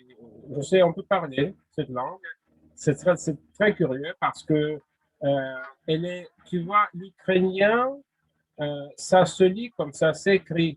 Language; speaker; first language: French; non-native, fluent; Russian